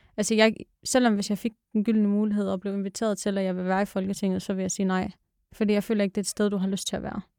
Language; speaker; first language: Danish; early bilingual, other home language; Arabic